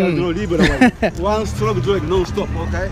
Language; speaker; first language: English; non-native, learner; Japanese